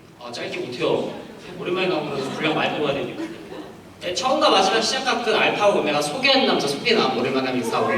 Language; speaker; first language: Korean; native; Korean